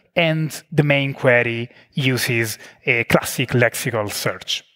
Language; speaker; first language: English; non-native, fluent; Italian